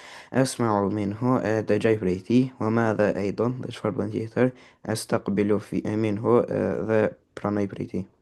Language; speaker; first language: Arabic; non-native, learner; Albanian